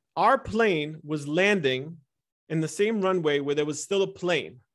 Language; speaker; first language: English; early bilingual, other home language; Italian